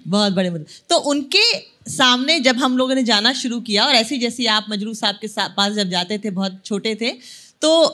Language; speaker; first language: Hindi; native; Hindi